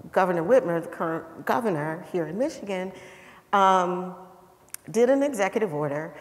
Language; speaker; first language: English; native; English